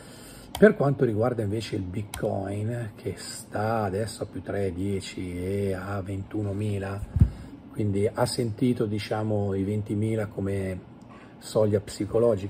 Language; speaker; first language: Italian; native; Italian